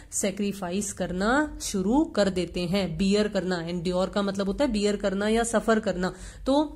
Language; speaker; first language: Hindi; native; Hindi